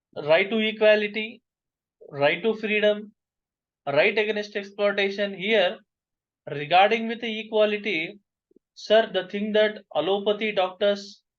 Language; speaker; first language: English; non-native, local second language; Kannada